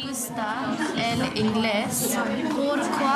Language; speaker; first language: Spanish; non-native, learner; English